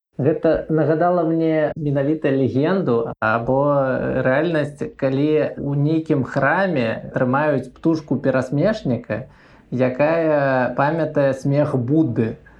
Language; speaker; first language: Belarusian; non-native, local second language; Russian